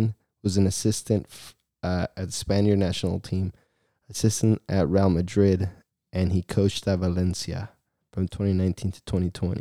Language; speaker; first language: English; early bilingual, other home language; Spanish